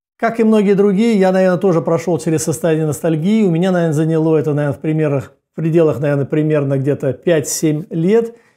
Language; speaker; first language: Russian; native; Russian